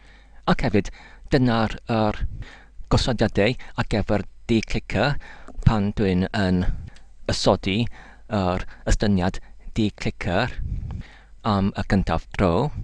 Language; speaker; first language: Welsh; non-native, learner; English